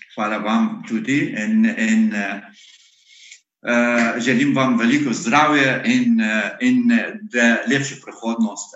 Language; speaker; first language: Slovenian; non-native, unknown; Arabic